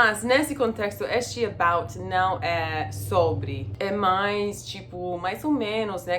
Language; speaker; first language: Portuguese; non-native, fluent; English